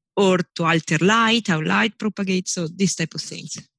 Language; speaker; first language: English; non-native, fluent; Italian